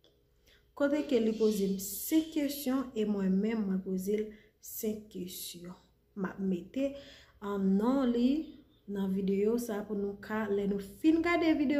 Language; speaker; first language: French; non-native, learner; Haitian Creole